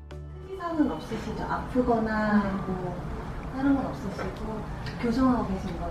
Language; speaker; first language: Korean; native; Korean